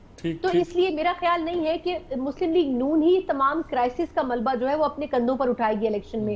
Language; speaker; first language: Urdu; native; Urdu